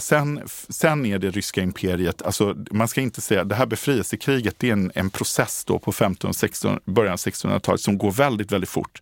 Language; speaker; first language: Swedish; native; Swedish